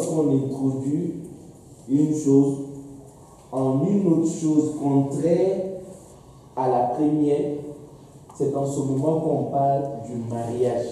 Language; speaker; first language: French; non-native, local second language; Dyula